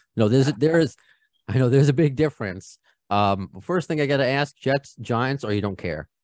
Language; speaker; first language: English; native; English